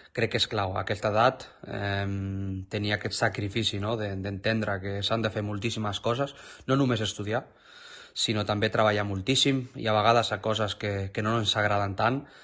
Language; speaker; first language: Catalan; non-native, local second language; Spanish